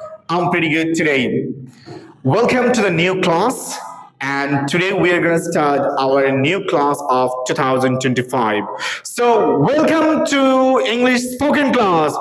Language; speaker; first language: English; non-native, local second language; Bangla